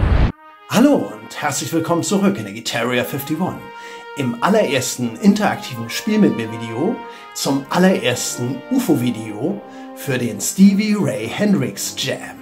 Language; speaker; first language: German; native; German